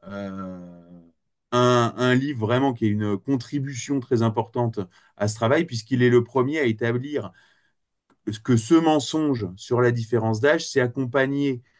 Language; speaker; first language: French; native; French